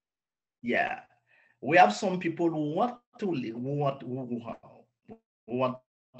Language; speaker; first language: English; non-native, learner; Haitian Creole